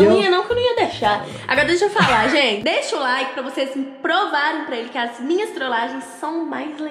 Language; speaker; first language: Portuguese; native; Portuguese